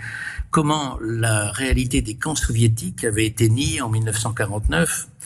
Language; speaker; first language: French; native; French